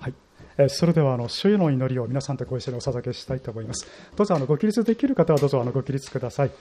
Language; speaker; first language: Japanese; native; Japanese